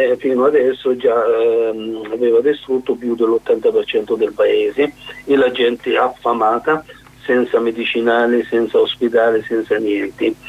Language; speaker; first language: Italian; non-native, fluent; Arabic